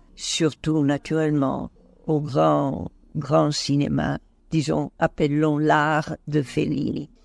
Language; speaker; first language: French; non-native, fluent; Italian